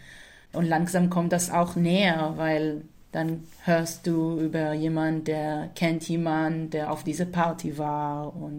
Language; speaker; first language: German; non-native, fluent; Hebrew